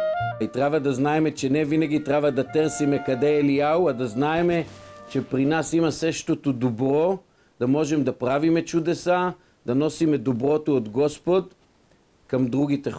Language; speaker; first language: Bulgarian; non-native, fluent; Hebrew